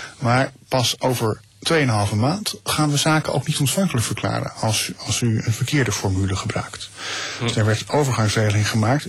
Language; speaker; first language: Dutch; native; Dutch